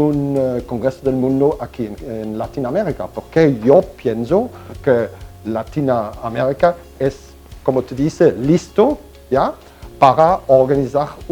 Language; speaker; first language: Spanish; non-native, fluent; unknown